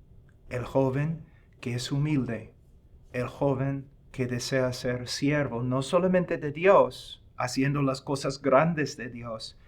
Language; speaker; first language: Spanish; non-native, fluent; English